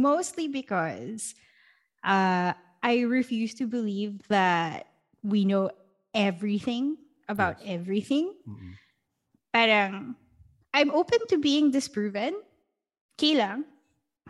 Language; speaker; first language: English; non-native, local second language; Filipino